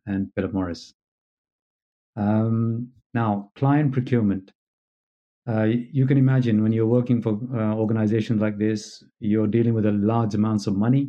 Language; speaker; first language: English; native; English